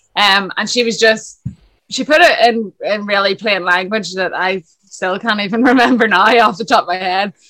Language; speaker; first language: English; native; English